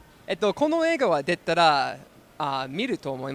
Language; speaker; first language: Japanese; non-native, learner; English